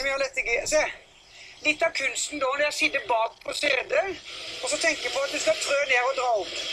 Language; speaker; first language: Norwegian; native; Norwegian